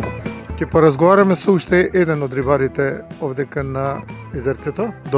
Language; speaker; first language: Macedonian; native; Macedonian